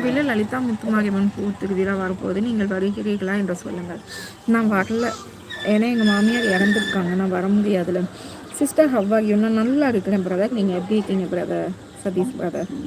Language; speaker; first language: Tamil; non-native, local second language; Telugu